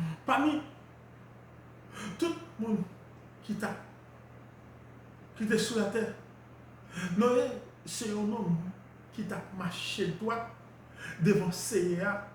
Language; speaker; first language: French; non-native, local second language; Haitian Creole